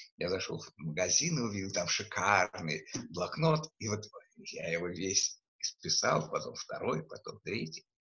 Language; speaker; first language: Russian; native; Russian